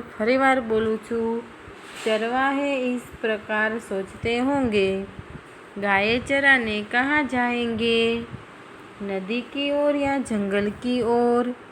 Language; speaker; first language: Hindi; non-native, local second language; Gujarati